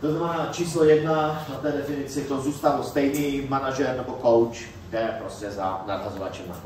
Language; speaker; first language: Czech; native; Czech